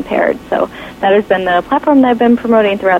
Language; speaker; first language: English; native; English